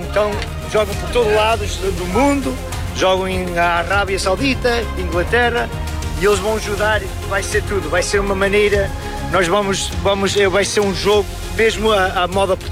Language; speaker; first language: Portuguese; early bilingual, heritage; Portuguese